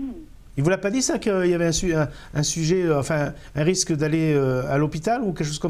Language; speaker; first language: French; native; French